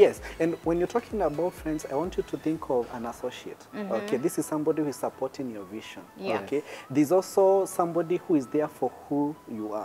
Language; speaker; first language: English; non-native, local second language; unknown